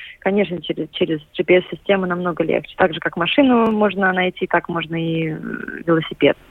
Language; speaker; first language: Russian; native; Russian